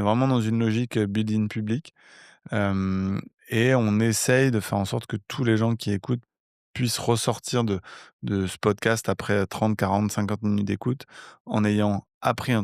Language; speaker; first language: French; native; French